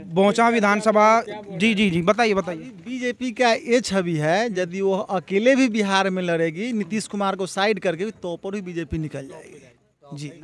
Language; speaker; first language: Hindi; native; Hindi